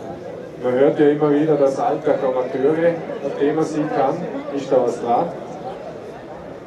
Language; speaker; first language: German; native; German